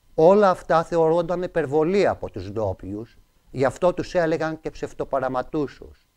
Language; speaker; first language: Greek; native; Greek